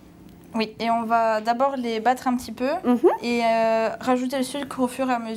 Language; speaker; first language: French; native; French